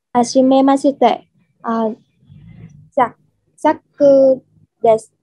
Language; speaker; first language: Japanese; non-native, learner; Vietnamese